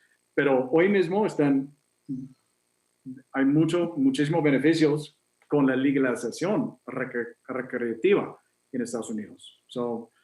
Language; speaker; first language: Spanish; non-native, fluent; English